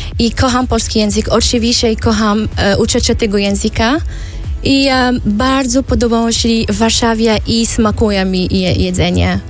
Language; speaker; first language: Polish; non-native, learner; Arabic